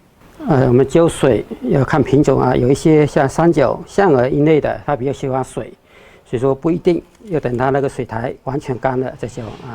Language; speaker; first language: Chinese; native; Chinese